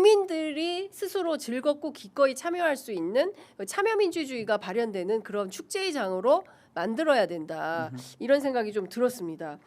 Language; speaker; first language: Korean; native; Korean